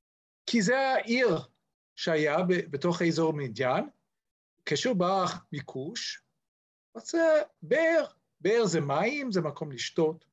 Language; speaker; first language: Hebrew; non-native, fluent; English